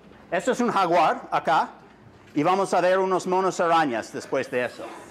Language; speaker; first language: Spanish; non-native, fluent; English